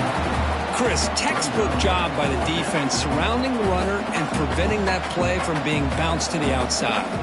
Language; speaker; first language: English; native; English